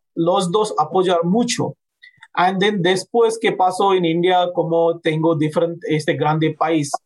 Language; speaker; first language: Spanish; non-native, learner; Hindi